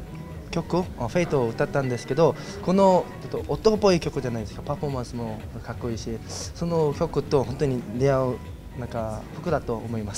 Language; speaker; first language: Japanese; non-native, fluent; Korean